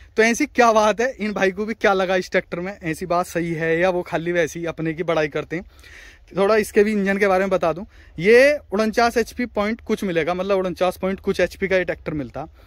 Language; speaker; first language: Hindi; native; Hindi